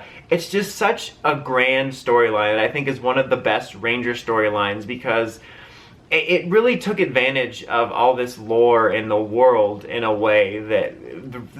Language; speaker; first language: English; native; English